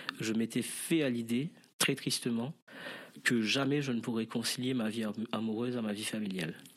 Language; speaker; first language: French; non-native, local second language; Morisyen